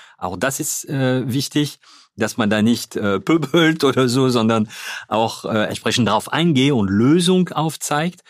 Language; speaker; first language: German; non-native, fluent; French